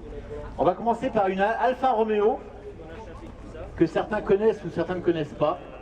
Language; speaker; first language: French; native; French